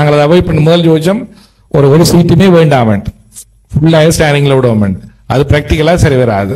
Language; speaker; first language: Tamil; native; Tamil